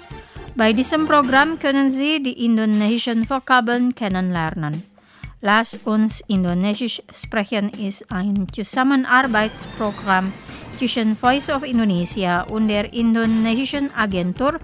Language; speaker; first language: German; non-native, fluent; Indonesian